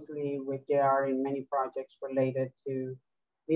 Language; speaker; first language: English; non-native, fluent; Spanish